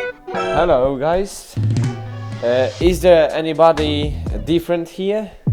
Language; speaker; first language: English; non-native, learner; Polish